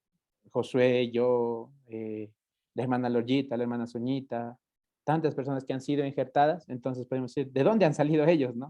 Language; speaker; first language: Spanish; native; Spanish